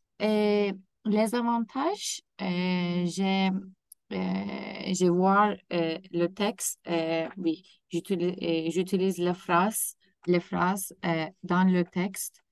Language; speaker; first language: French; non-native, learner; Turkish